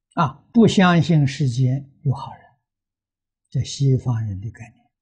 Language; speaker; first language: Chinese; native; Chinese